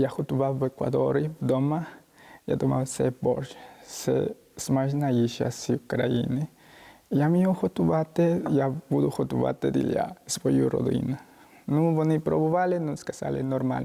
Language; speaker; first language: Ukrainian; non-native, learner; Spanish